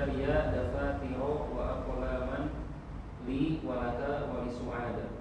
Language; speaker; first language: Arabic; non-native, learner; Indonesian